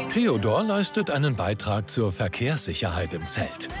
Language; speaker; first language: German; native; German